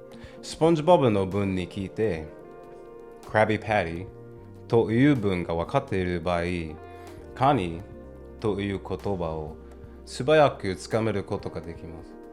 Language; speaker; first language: Japanese; non-native, learner; English